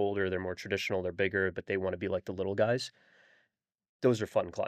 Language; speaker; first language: English; native; English